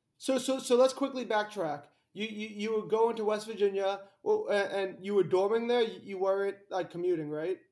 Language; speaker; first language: English; native; English